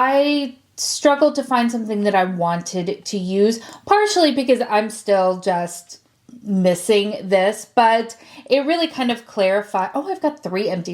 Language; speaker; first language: English; native; English